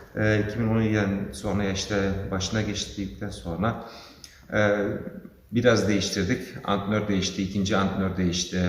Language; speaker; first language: Turkish; early bilingual, heritage; Turkish